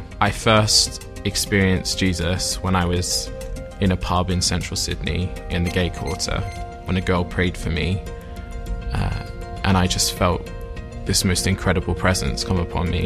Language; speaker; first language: English; native; English